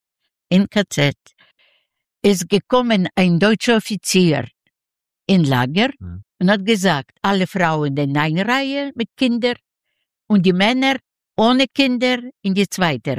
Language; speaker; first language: German; non-native, learner; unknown